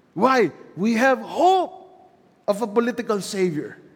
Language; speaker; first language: English; non-native, local second language; Filipino